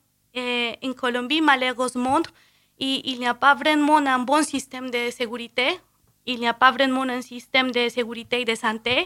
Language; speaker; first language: French; non-native, fluent; Spanish